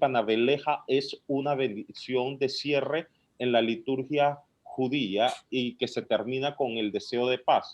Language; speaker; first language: Spanish; native; Spanish